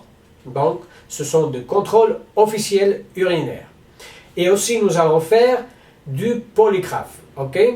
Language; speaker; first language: French; non-native, learner; Spanish